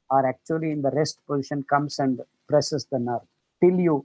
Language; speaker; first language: English; non-native, local second language; Kannada